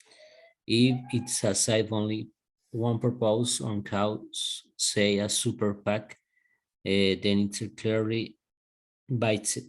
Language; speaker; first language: English; non-native, learner; Spanish